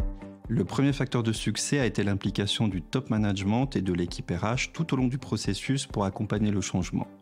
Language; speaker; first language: French; native; French